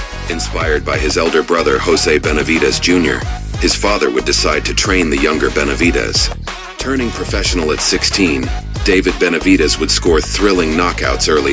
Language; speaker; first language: English; native; English